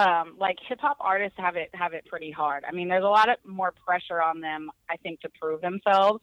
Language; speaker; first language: English; native; English